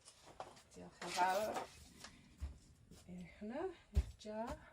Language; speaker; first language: Welsh; non-native, local second language; English